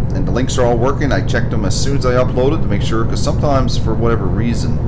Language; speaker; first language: English; native; English